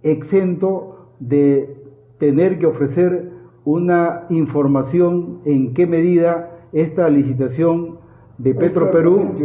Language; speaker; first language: Spanish; native; Spanish